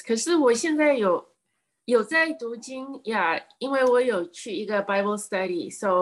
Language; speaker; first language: Chinese; early bilingual, heritage; English